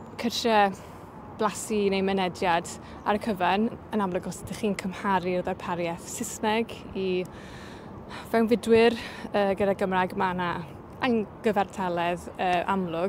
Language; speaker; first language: Welsh; native; Welsh